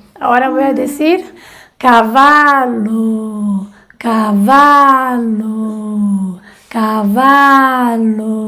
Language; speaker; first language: Spanish; non-native, fluent; Portuguese